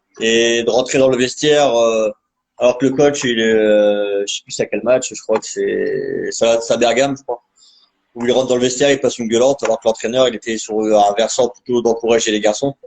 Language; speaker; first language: French; native; French